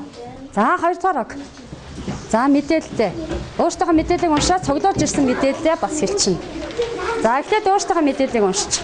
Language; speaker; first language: Mongolian; native; Mongolian